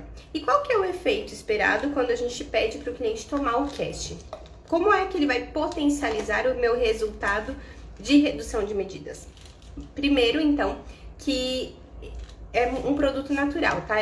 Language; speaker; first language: Portuguese; native; Portuguese